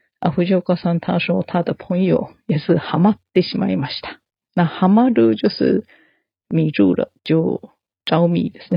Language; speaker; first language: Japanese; non-native, fluent; Chinese